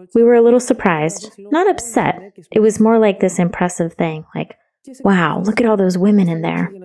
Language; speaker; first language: English; non-native, fluent; Greek